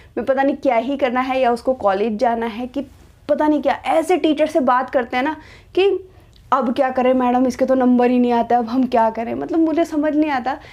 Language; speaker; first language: Hindi; native; Hindi